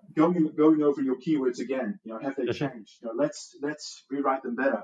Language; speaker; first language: English; non-native, fluent; Dutch